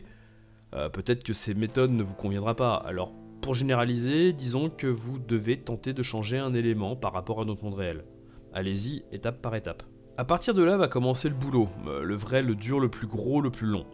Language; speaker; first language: French; native; French